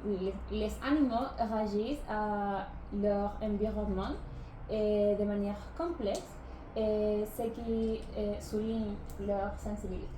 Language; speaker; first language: French; non-native, learner; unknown